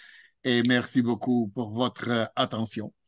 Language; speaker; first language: French; non-native, learner; Portuguese